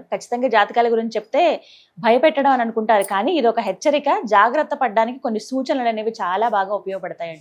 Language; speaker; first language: Telugu; native; Telugu